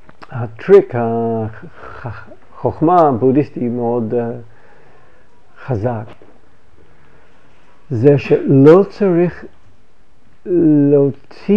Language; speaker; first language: Hebrew; non-native, fluent; English